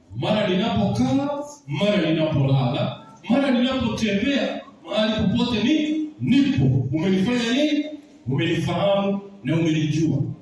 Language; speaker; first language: Swahili; non-native, local second language; Gusii